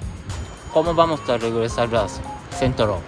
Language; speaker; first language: Spanish; non-native, learner; Japanese